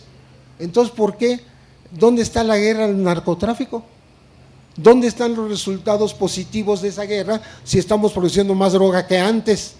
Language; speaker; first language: Spanish; native; Spanish